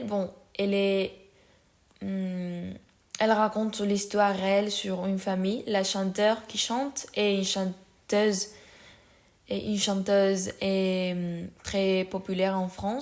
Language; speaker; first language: French; non-native, learner; Spanish